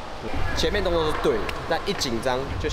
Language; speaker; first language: Chinese; native; Chinese